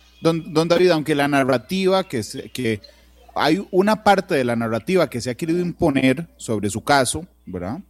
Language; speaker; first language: Spanish; native; Spanish